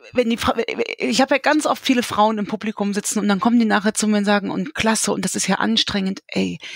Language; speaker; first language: German; native; German